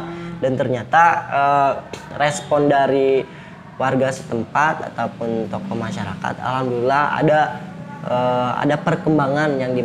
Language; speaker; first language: Indonesian; native; Indonesian